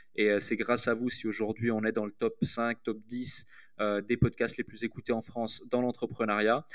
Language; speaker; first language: French; native; French